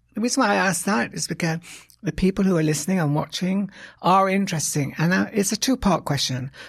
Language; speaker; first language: English; native; English